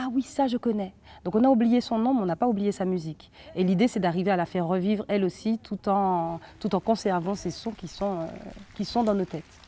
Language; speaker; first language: French; native; French